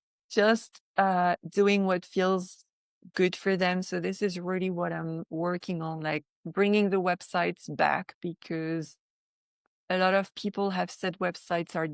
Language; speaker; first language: English; non-native, fluent; French